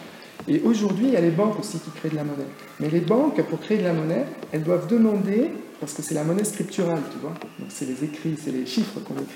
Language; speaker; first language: French; native; French